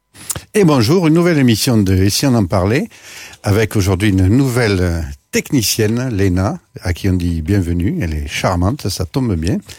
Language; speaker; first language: French; native; French